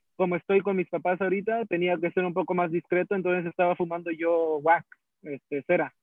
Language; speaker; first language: Spanish; early bilingual, heritage; Spanish